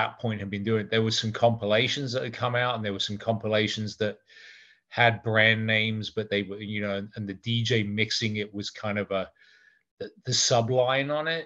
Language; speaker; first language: English; native; English